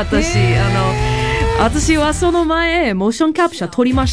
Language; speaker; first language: Japanese; non-native, learner; English